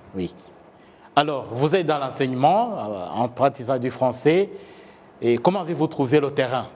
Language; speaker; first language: French; non-native, local second language; Kinyarwanda